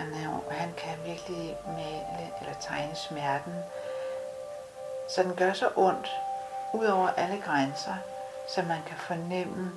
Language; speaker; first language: Danish; native; Danish